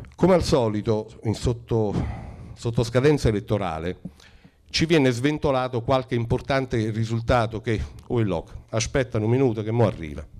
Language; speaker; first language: Italian; native; Italian